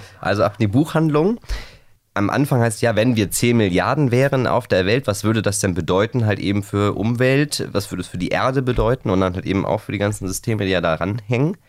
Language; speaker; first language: German; native; German